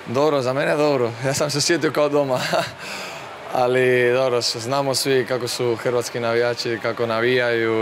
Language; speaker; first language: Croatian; non-native, fluent; Spanish